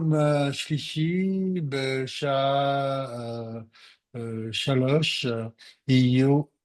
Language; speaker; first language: Hebrew; non-native, learner; French